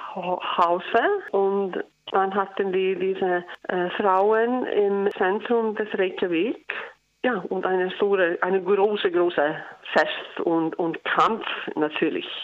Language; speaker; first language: German; non-native, learner; Icelandic